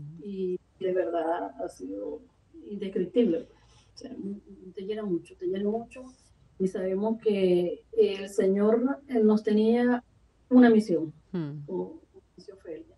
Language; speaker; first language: Spanish; native; Spanish